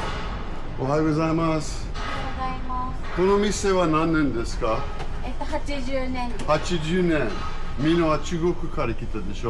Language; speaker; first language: Japanese; non-native, learner; English